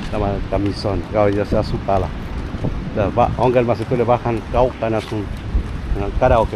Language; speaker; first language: Finnish; non-native, learner; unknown